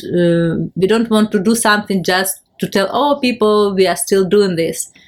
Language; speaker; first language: English; non-native, fluent; Ukrainian